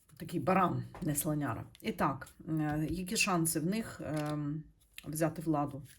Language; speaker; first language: Ukrainian; non-native, local second language; Russian